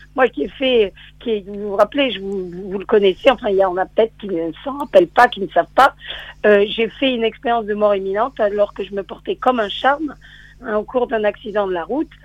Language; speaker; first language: French; native; French